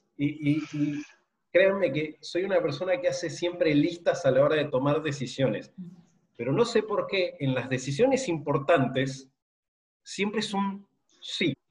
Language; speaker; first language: Spanish; native; Spanish